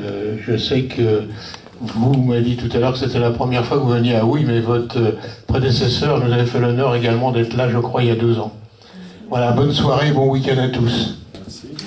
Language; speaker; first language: French; native; French